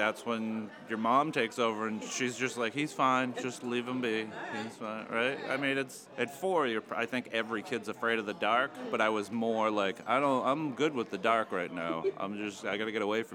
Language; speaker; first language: English; native; English